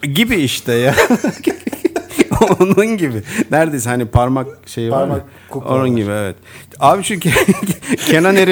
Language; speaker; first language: Turkish; native; Turkish